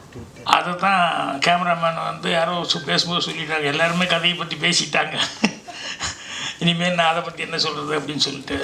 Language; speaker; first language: Tamil; native; Tamil